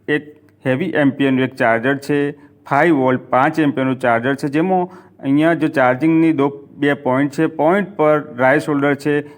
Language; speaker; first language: Gujarati; non-native, local second language; Hindi